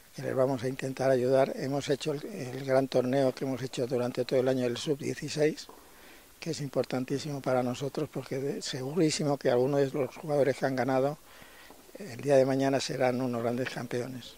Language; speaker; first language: Spanish; native; Spanish